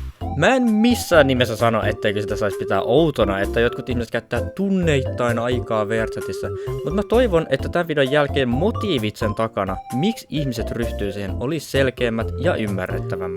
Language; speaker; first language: Finnish; native; Finnish